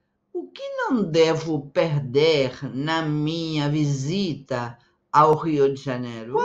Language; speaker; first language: Portuguese; non-native, fluent; Spanish